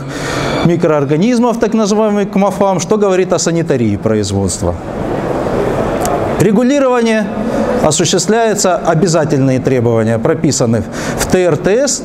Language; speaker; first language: Russian; native; Russian